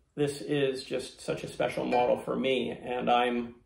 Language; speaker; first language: English; native; English